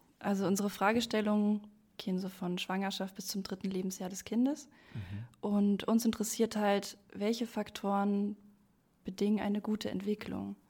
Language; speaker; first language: German; native; German